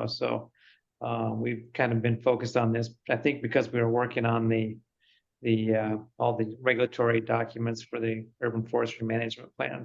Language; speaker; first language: English; native; English